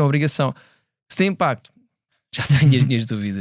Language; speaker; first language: Portuguese; native; Portuguese